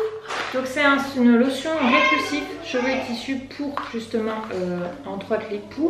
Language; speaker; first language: French; native; French